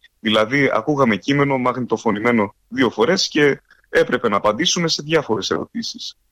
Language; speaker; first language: Greek; early bilingual, heritage; Greek